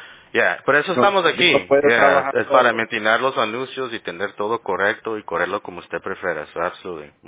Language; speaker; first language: Spanish; early bilingual, heritage; Spanish